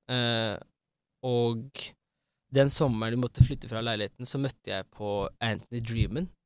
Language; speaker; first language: Norwegian; early bilingual, other home language; Amharic